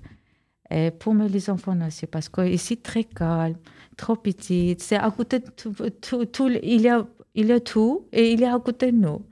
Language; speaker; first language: French; non-native, learner; Armenian